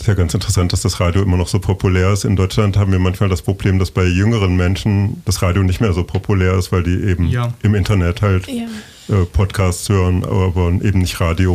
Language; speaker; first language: German; native; German